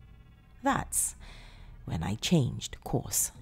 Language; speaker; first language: English; native; English